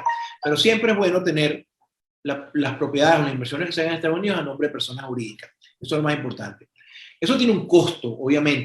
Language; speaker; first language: Spanish; native; Spanish